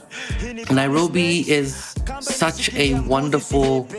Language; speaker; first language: English; non-native, local second language; Kikuyu